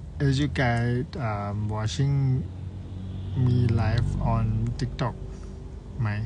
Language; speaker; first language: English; non-native, learner; Thai